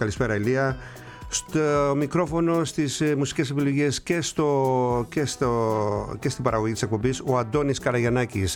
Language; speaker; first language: Greek; native; Greek